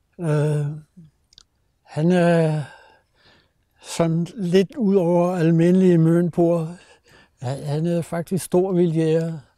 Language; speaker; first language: Danish; native; Danish